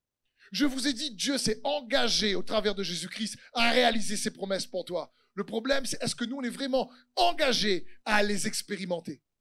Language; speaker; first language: French; native; French